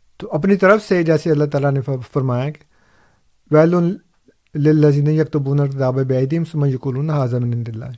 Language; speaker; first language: Urdu; native; Urdu